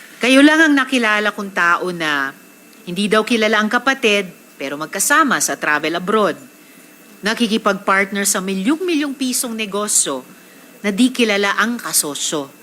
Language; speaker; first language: Filipino; native; Filipino